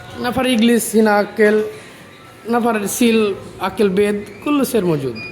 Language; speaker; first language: Arabic; non-native, learner; Bangla